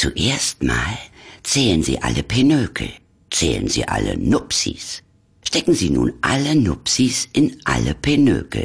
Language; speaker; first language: German; native; German